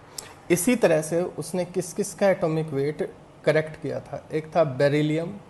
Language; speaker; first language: Hindi; native; Hindi